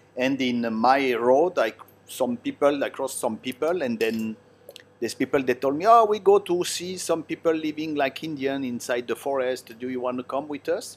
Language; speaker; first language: English; non-native, learner; Italian